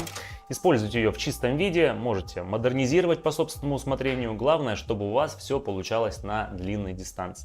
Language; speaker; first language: Russian; native; Russian